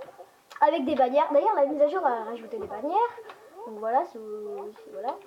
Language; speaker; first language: French; native; French